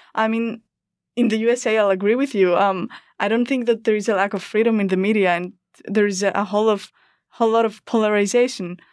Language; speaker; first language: English; non-native, fluent; Greek